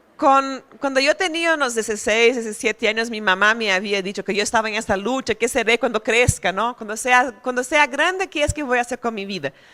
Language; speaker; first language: Spanish; non-native, fluent; Portuguese